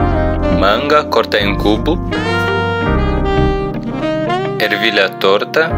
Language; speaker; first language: Portuguese; non-native, learner; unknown